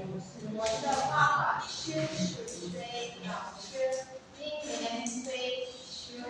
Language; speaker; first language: Chinese; non-native, learner; Indonesian